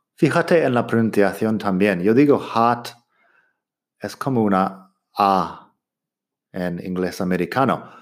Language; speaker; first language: Spanish; non-native, fluent; English